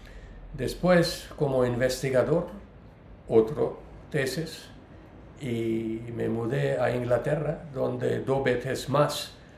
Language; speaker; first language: Spanish; non-native, learner; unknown